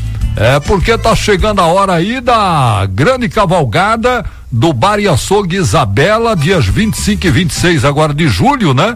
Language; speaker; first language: Portuguese; native; Portuguese